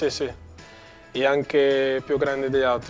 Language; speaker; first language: Italian; non-native, learner; Portuguese